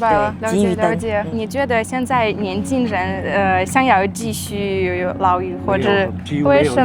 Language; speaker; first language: Chinese; non-native, fluent; Russian